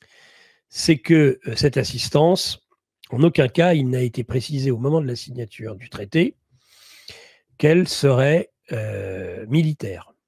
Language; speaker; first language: French; native; French